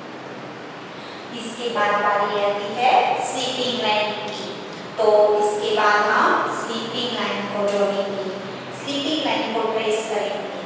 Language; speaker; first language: Hindi; native; Hindi